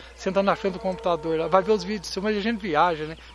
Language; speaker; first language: Portuguese; native; Portuguese